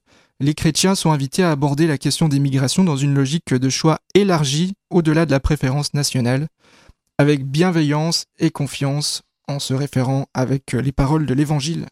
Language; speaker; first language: French; native; French